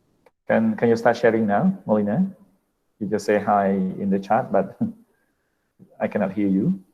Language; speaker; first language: English; non-native, fluent; Khmer